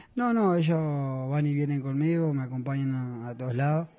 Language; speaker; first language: Spanish; native; Spanish